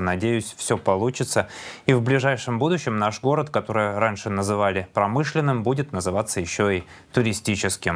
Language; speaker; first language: Russian; native; Russian